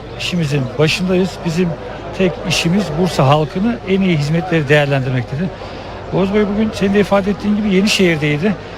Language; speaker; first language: Turkish; native; Turkish